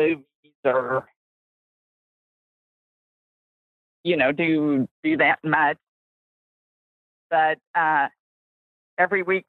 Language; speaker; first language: English; native; English